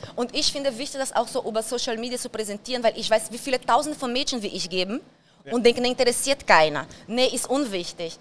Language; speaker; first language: German; non-native, fluent; Portuguese